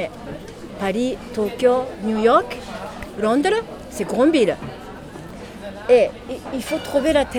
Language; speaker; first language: French; non-native, learner; Japanese